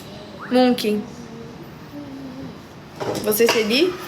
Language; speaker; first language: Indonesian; non-native, learner; Portuguese